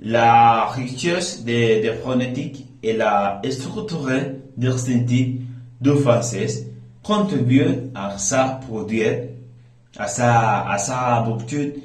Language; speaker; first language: French; non-native, learner; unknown